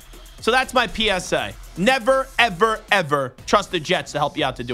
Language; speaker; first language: English; native; English